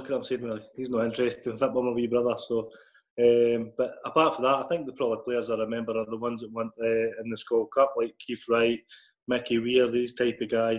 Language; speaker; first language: English; native; English